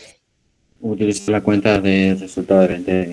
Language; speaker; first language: Spanish; native; Spanish